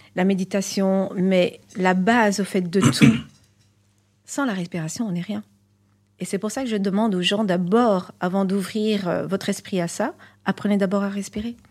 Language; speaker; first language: French; native; French